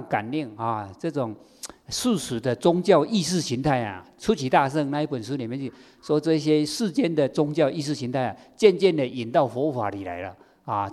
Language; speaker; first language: Chinese; native; Chinese